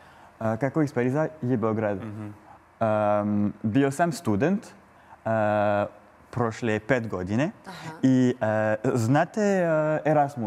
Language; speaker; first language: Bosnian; non-native, learner; French